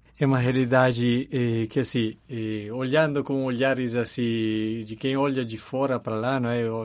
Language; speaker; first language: Portuguese; non-native, fluent; Italian